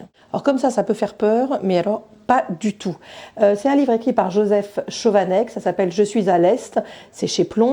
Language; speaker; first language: French; native; French